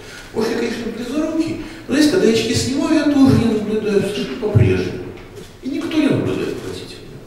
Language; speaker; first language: Russian; native; Russian